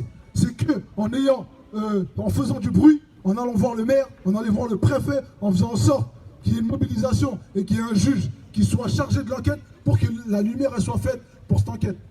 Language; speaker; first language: French; native; French